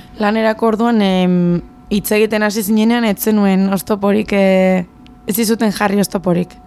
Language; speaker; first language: Basque; native; Basque